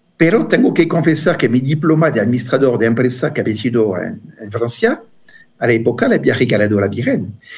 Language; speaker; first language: Spanish; non-native, fluent; French